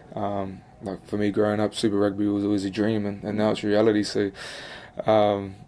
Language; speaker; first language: English; native; English